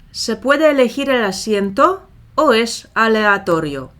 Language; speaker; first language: Spanish; non-native, fluent; Polish